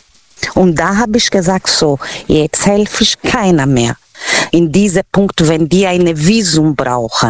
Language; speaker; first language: German; non-native, learner; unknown